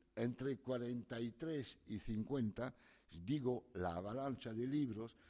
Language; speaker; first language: Spanish; non-native, fluent; French